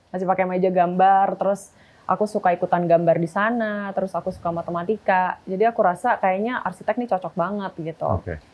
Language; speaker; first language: Indonesian; native; Indonesian